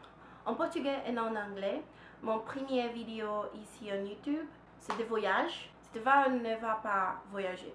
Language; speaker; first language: French; non-native, learner; Portuguese